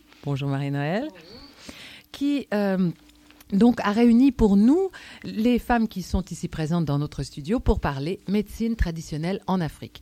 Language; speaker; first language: French; native; French